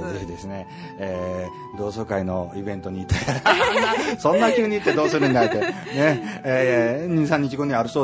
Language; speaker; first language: Japanese; native; Japanese